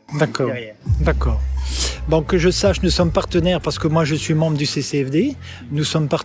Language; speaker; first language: French; native; French